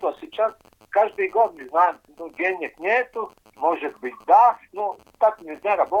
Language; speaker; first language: Russian; non-native, local second language; Latvian